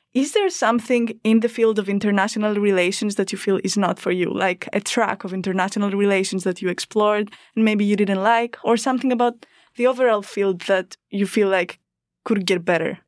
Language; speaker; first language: English; non-native, fluent; Greek